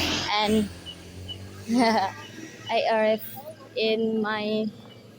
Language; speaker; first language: English; non-native, learner; Indonesian